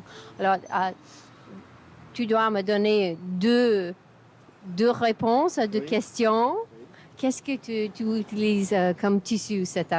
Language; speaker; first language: French; non-native, fluent; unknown